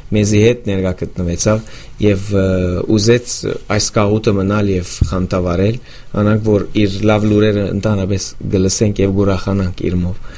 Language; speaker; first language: Armenian; native; Armenian